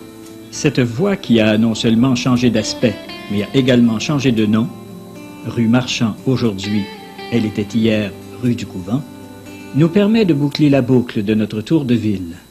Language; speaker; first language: French; native; French